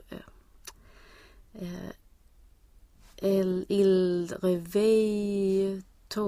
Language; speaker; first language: French; non-native, learner; Swedish